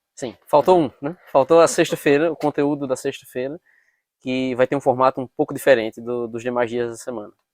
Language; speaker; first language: Portuguese; native; Portuguese